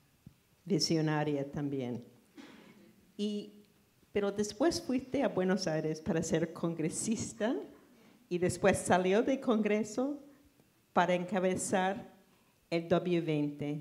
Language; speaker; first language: Spanish; non-native, fluent; English